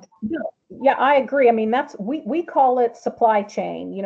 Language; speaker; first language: English; native; English